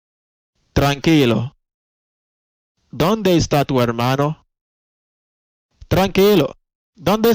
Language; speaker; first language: Spanish; non-native, fluent; Haitian Creole